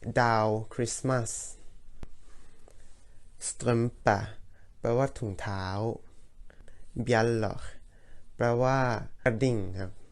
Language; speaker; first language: Thai; early bilingual, heritage; Thai